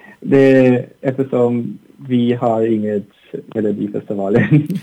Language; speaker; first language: Swedish; non-native, learner; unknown